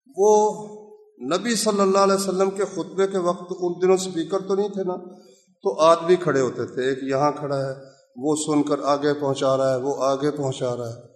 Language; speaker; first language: Urdu; non-native, local second language; Punjabi